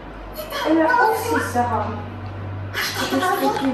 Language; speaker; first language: French; non-native, fluent; Russian